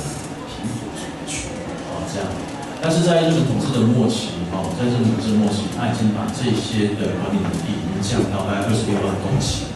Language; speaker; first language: Chinese; native; Chinese